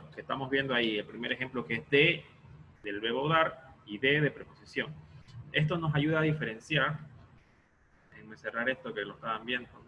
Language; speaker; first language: Spanish; native; Spanish